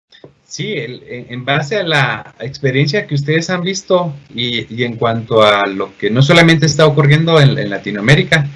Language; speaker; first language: Spanish; native; Spanish